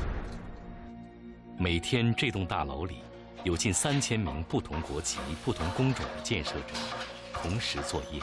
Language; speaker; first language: Chinese; native; Chinese